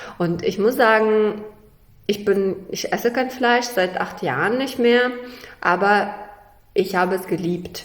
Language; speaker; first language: German; early bilingual, other home language; Russian